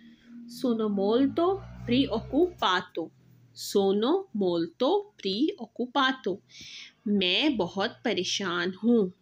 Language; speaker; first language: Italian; non-native, fluent; Urdu